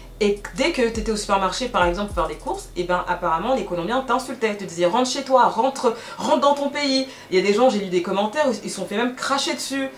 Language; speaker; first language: French; native; French